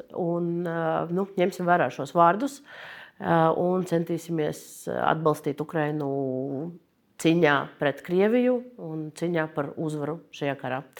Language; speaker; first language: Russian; native; Russian